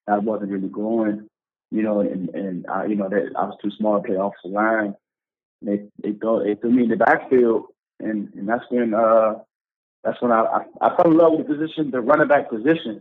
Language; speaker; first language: English; native; English